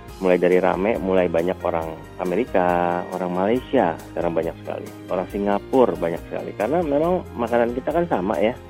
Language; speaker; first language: Indonesian; native; Indonesian